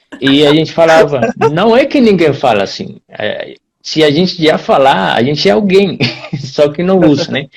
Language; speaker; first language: Portuguese; non-native, fluent; Spanish